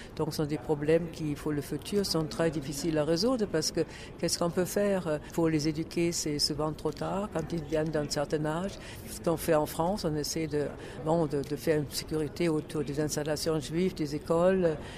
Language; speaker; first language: French; non-native, fluent; German